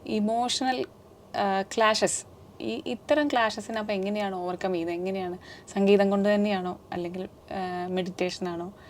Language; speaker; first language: Malayalam; native; Malayalam